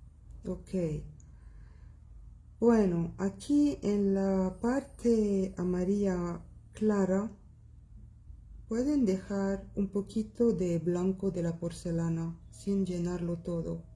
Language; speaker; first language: Spanish; non-native, local second language; Arabic